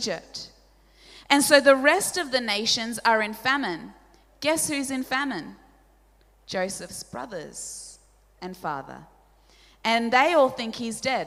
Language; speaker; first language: English; non-native, local second language; Polish